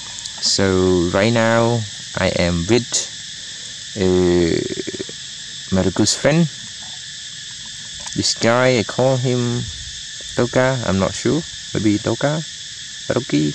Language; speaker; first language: English; non-native, learner; Khmer